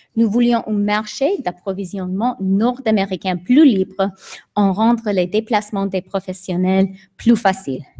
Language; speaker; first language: French; non-native, fluent; English